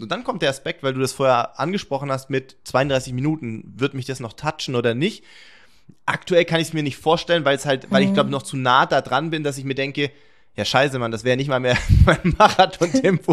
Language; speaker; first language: German; native; German